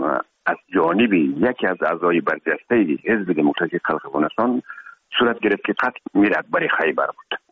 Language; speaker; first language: Persian; native; Persian